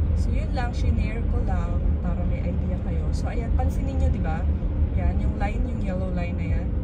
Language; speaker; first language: Filipino; native; Filipino